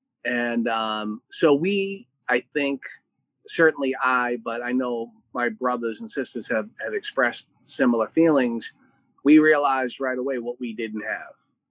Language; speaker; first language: English; native; English